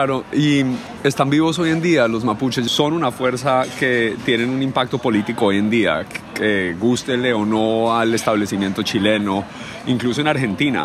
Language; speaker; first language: Spanish; native; Spanish